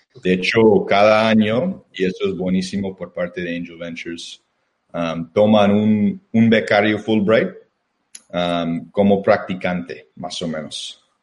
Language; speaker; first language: Spanish; non-native, fluent; English